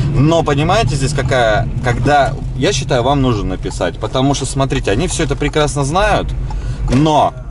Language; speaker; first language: Russian; native; Russian